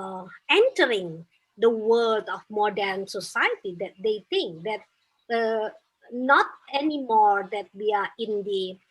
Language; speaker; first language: English; non-native, fluent; Indonesian